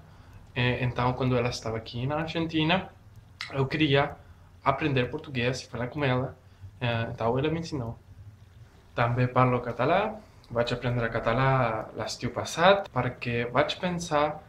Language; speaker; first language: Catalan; non-native, learner; Spanish